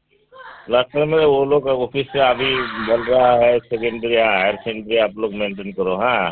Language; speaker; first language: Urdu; non-native, local second language; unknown